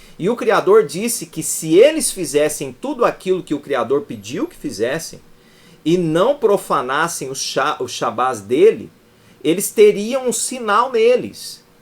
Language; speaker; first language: Portuguese; native; Portuguese